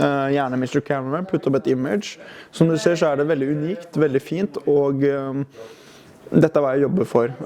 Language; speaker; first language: Norwegian; native; Norwegian